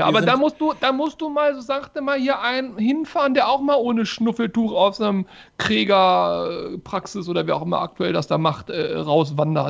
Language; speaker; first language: German; native; German